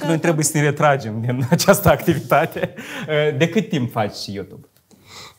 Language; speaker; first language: Romanian; native; Romanian